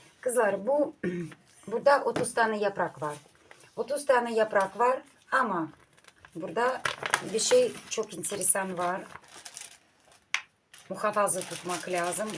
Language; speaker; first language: Turkish; non-native, learner; Russian